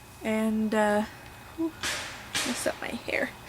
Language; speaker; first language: English; native; English